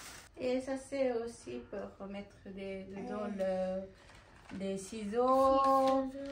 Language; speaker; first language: French; non-native, learner; Japanese